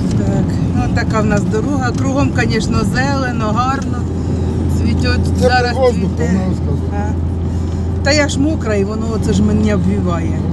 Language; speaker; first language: Ukrainian; native; Ukrainian